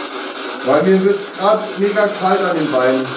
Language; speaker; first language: German; native; German